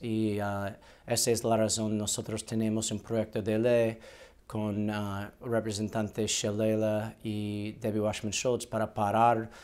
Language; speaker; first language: Spanish; non-native, learner; English